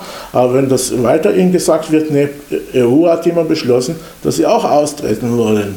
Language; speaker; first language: German; non-native, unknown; Hebrew